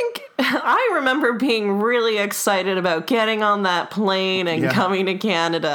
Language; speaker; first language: English; non-native, fluent; Russian